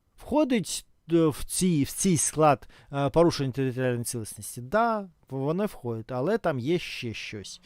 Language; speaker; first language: Ukrainian; non-native, local second language; Russian